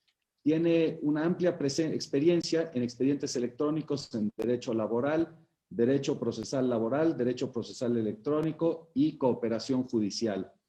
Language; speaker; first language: Spanish; native; Spanish